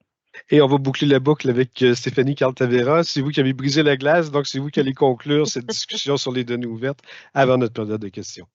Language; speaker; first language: French; native; French